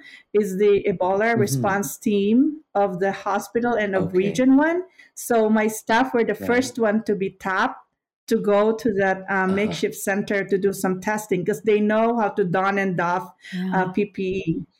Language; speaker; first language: English; non-native, local second language; Filipino